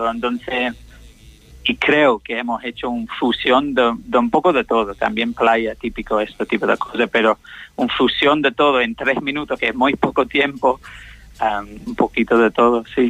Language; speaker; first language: Spanish; non-native, learner; English